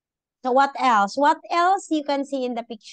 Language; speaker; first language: English; non-native, local second language; Filipino